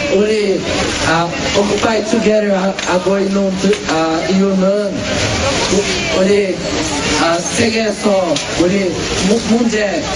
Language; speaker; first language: Korean; non-native, learner; Portuguese